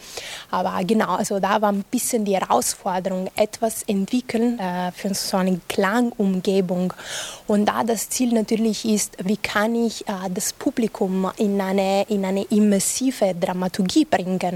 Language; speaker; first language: German; non-native, fluent; Italian